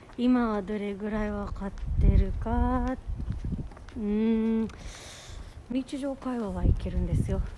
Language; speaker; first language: Japanese; non-native, learner; Filipino